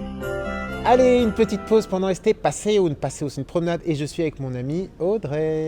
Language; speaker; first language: French; native; French